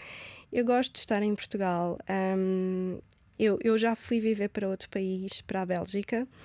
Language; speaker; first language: Portuguese; early bilingual, other home language; Romanian